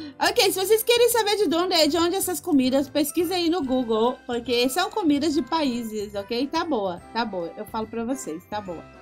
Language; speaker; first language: Portuguese; non-native, fluent; Spanish